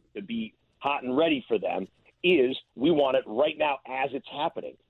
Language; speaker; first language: English; native; English